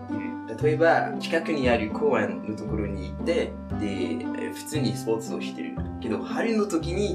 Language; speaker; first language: Japanese; non-native, fluent; French